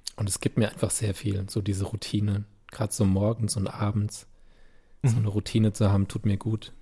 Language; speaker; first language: German; native; German